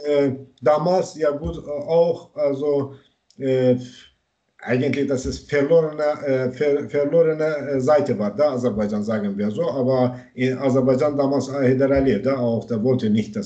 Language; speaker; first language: German; non-native, learner; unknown